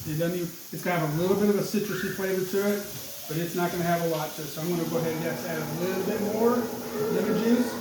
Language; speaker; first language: English; native; English